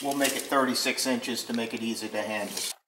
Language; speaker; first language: English; native; English